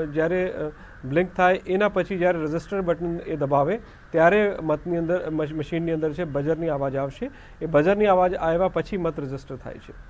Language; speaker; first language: Gujarati; non-native, local second language; Hindi